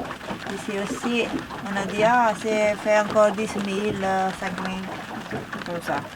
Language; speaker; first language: French; non-native, learner; Italian